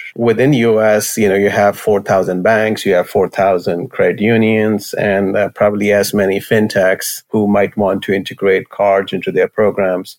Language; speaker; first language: English; non-native, local second language; Hindi